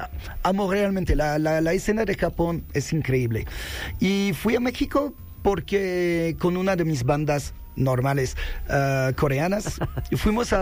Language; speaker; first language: Spanish; non-native, fluent; French